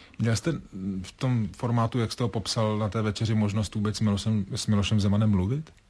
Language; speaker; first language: Czech; native; Czech